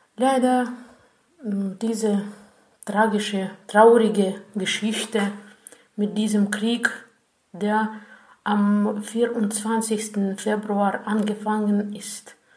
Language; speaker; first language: German; non-native, fluent; Russian